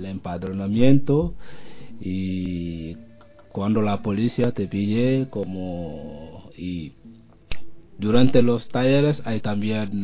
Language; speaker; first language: Spanish; non-native, learner; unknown